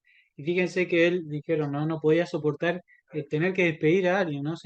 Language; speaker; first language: Spanish; native; Spanish